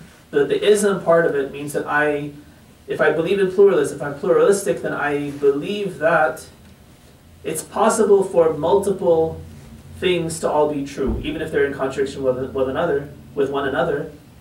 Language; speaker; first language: English; native; English